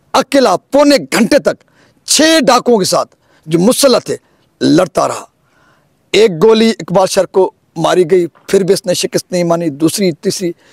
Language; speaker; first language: Urdu; non-native, local second language; Sindhi